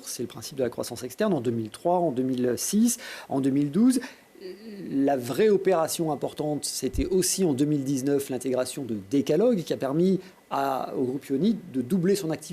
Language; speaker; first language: French; native; French